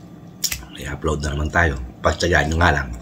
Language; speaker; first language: Filipino; native; Filipino